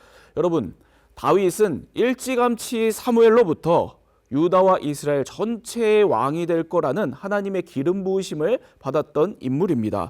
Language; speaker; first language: Korean; native; Korean